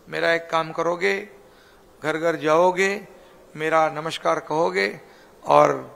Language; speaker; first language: Hindi; non-native, local second language; Marathi